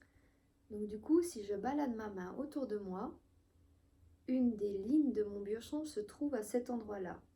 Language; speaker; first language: French; native; French